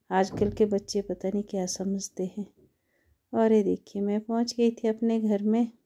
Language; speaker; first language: Hindi; native; Hindi